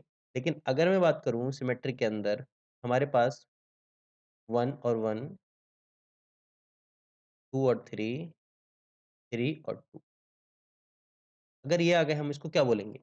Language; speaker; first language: Hindi; native; Hindi